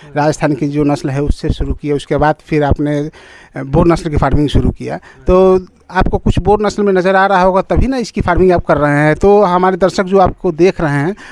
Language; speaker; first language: Hindi; native; Hindi